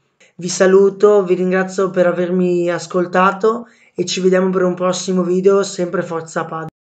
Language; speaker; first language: Italian; native; Italian